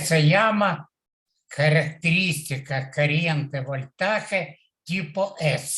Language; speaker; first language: Spanish; non-native, learner; Russian